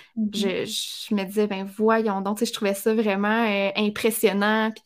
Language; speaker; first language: French; native; French